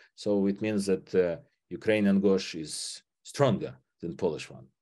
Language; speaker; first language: English; non-native, fluent; Ukrainian